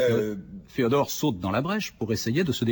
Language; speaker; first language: French; native; French